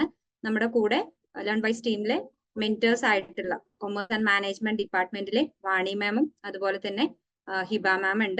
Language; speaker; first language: Malayalam; native; Malayalam